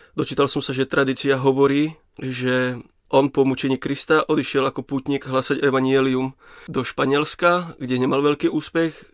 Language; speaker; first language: Slovak; native; Slovak